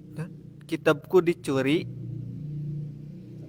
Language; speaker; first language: Indonesian; native; Indonesian